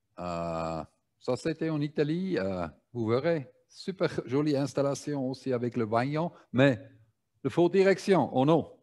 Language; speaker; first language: French; non-native, learner; German